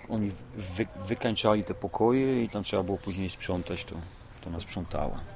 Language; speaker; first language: Polish; native; Polish